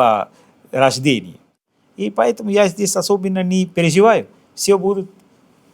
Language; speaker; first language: Russian; non-native, fluent; Sinhala